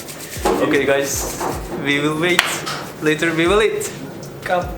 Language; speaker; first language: English; non-native, learner; Turkish